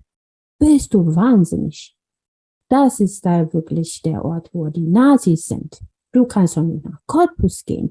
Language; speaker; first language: German; non-native, fluent; Amharic